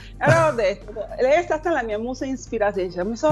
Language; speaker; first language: Italian; non-native, fluent; Spanish